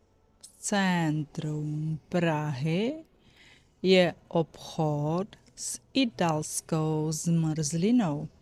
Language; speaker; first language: Czech; non-native, fluent; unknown